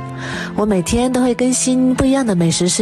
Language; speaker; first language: Chinese; native; Chinese